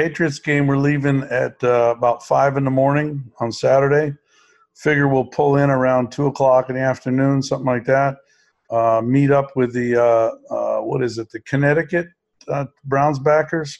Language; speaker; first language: English; native; English